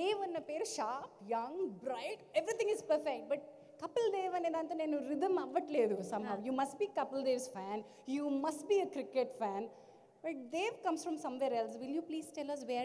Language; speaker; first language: Telugu; native; Telugu